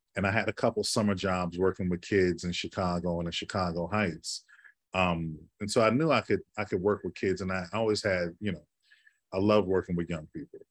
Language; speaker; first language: English; native; English